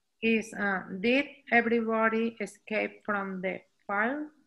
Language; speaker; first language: English; non-native, learner; Spanish